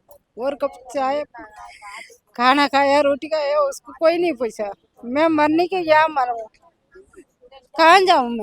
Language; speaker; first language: Hindi; non-native, local second language; Tamil